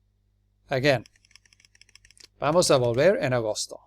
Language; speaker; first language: Spanish; non-native, fluent; English